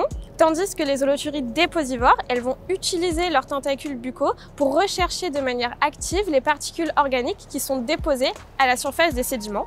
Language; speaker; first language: French; native; French